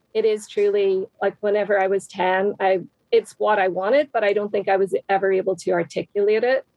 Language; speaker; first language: English; native; English